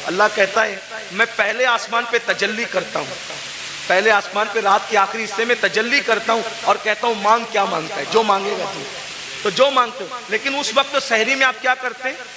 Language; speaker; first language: Urdu; native; Urdu